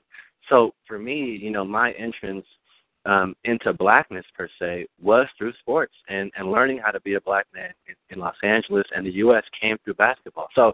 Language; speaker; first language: English; early bilingual, other home language; Spanish